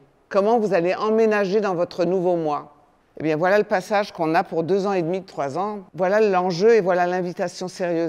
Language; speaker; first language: French; native; French